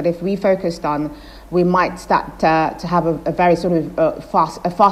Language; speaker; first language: English; non-native, local second language; Igbo